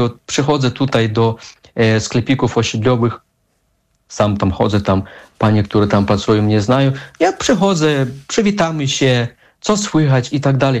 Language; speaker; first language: Polish; non-native, fluent; Russian